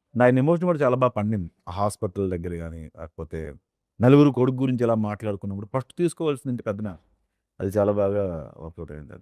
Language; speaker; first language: Telugu; native; Telugu